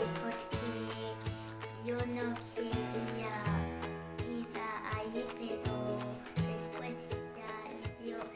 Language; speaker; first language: Spanish; early bilingual, heritage; French